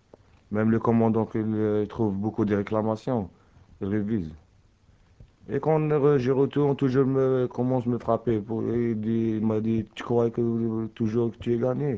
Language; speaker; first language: French; non-native, learner; Arabic